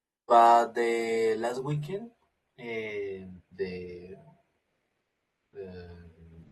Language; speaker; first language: English; non-native, learner; Spanish